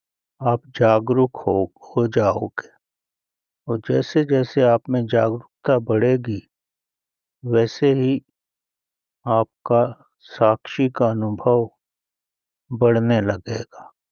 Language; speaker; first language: Hindi; native; Hindi